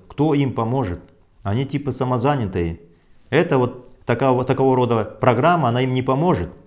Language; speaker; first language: Russian; non-native, local second language; Kazakh